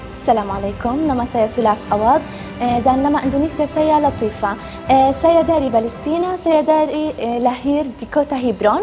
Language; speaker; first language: Indonesian; non-native, learner; Arabic